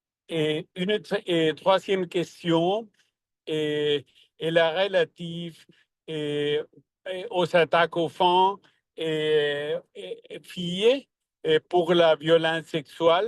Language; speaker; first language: French; non-native, learner; Spanish